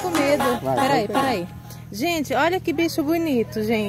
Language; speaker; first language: Portuguese; native; Portuguese